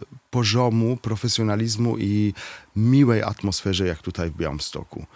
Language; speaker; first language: Polish; non-native, fluent; Arabic